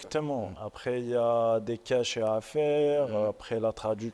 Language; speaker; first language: French; non-native, local second language; Arabic